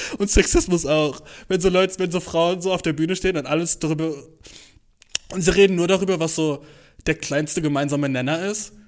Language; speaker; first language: German; early bilingual, other home language; Turkish